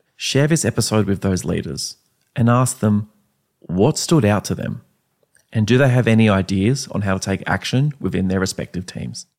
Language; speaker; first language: English; native; English